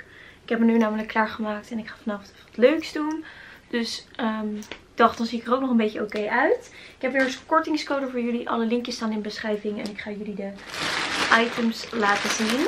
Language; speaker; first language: Dutch; native; Dutch